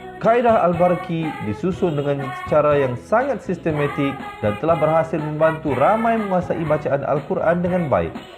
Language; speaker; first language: Malay; native; Malay